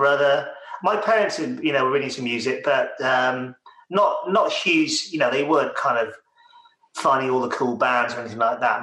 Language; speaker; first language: English; native; English